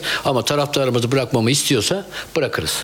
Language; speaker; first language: Turkish; native; Turkish